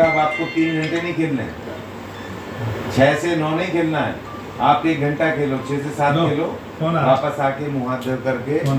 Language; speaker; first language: Hindi; native; Hindi